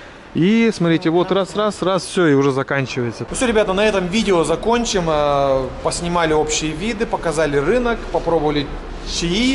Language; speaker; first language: Russian; native; Russian